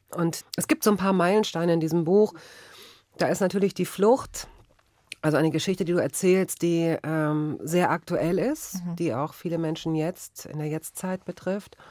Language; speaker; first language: German; native; German